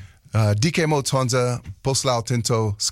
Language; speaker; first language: Czech; non-native, learner; English